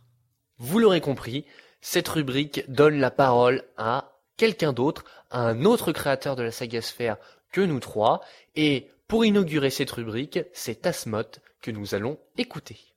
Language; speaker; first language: French; native; French